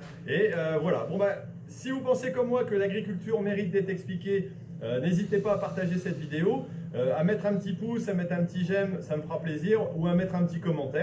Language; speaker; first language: French; native; French